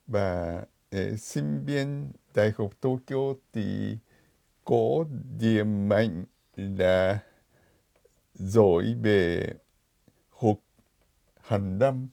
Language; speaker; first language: Vietnamese; non-native, fluent; Japanese